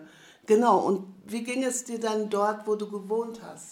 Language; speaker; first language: German; native; German